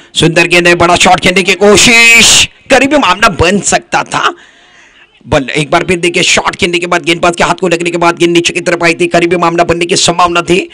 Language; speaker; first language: Hindi; non-native, local second language; Marathi